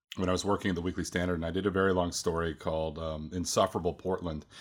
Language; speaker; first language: English; native; English